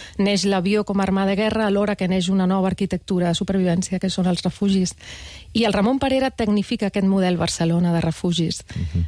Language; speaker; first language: Catalan; non-native, local second language; Spanish